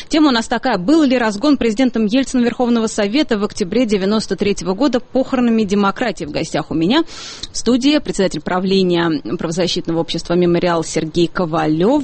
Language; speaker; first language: Russian; native; Russian